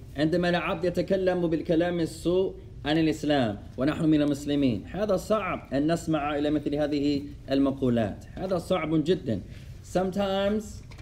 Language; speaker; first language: Arabic; non-native, fluent; English